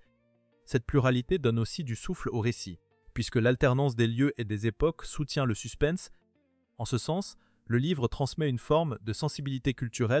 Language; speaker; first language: French; native; French